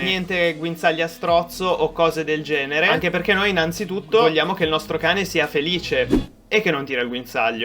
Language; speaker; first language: Italian; native; Italian